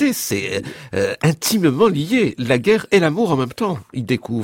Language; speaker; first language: French; native; French